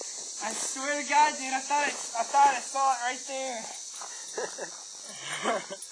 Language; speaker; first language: English; native; English